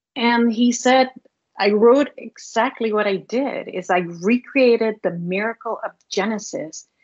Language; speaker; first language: English; non-native, fluent; Spanish